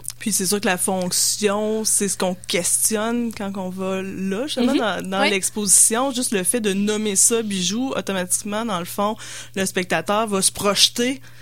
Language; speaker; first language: French; native; French